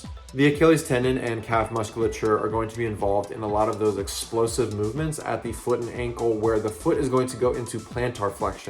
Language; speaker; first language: English; native; English